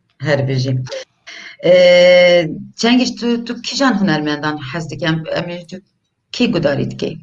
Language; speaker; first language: Kurdish; native; Kurdish